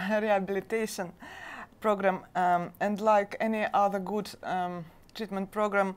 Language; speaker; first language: English; non-native, learner; Russian